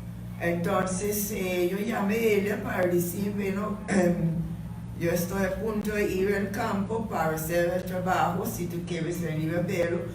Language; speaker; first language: Spanish; non-native, fluent; English